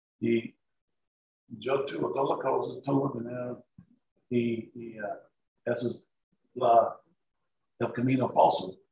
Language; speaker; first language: Spanish; non-native, learner; English